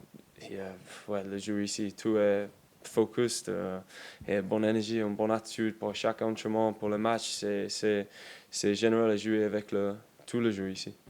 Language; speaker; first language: French; non-native, learner; English